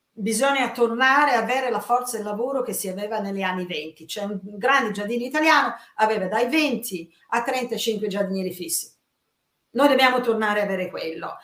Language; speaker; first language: Italian; non-native, fluent; English